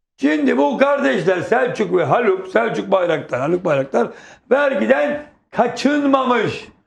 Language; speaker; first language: Turkish; native; Turkish